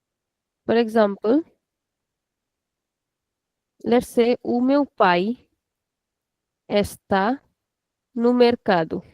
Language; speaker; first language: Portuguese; non-native, fluent; Hindi